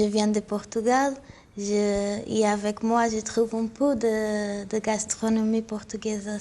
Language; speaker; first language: French; non-native, fluent; Portuguese